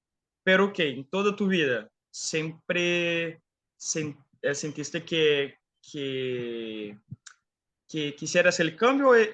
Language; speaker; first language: Spanish; non-native, fluent; Portuguese